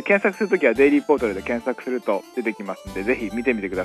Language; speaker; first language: Japanese; native; Japanese